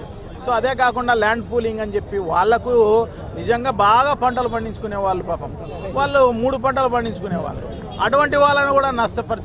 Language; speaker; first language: Telugu; native; Telugu